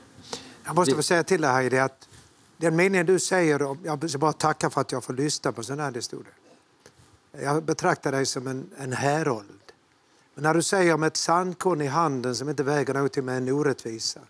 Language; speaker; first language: Swedish; native; Swedish